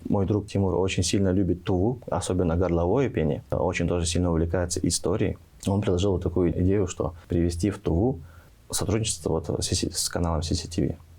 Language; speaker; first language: Russian; non-native, local second language; Tuvinian